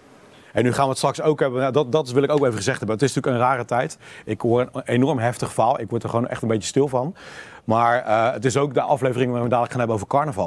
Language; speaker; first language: Dutch; native; Dutch